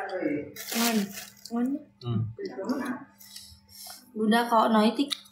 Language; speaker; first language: Vietnamese; non-native, learner; Indonesian